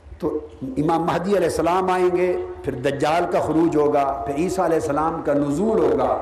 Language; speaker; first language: Urdu; non-native, local second language; Punjabi